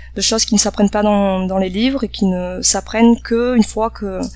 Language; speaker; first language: French; native; French